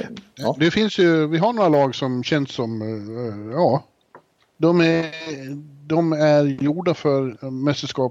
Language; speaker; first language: Swedish; native; Swedish